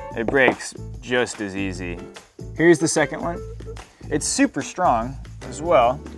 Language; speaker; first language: English; native; English